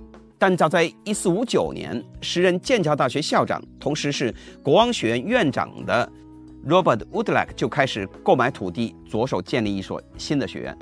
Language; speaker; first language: Chinese; native; Chinese